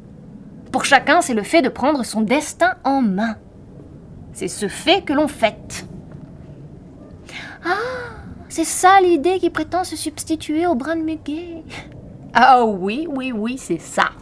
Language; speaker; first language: French; native; French